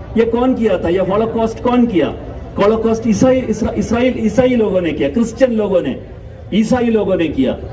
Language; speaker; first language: Urdu; non-native, local second language; Malayalam